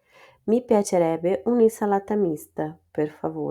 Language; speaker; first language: Italian; non-native, fluent; Portuguese